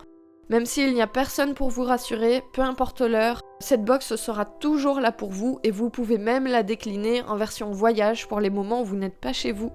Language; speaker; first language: French; native; French